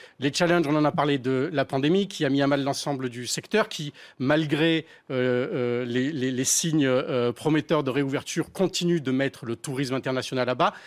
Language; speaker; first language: French; native; French